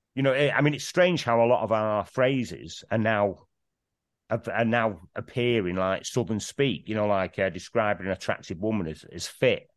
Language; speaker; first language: English; native; English